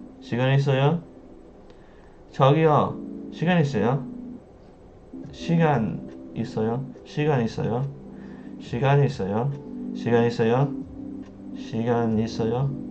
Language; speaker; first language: Korean; non-native, learner; English